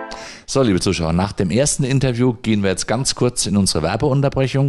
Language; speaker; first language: German; native; German